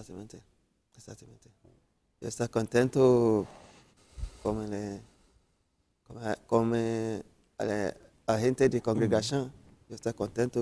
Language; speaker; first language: Spanish; non-native, learner; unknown